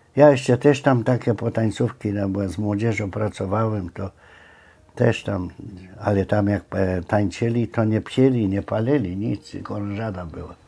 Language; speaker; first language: Polish; native; Polish